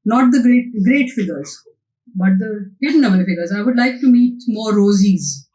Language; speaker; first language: English; non-native, local second language; Hindi